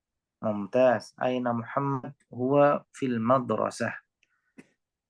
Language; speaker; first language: Arabic; non-native, fluent; Indonesian